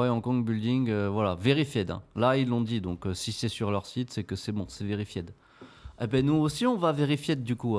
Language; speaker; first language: French; native; French